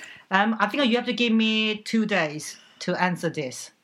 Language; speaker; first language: English; non-native, fluent; Korean